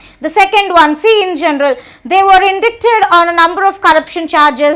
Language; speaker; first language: English; non-native, local second language; Telugu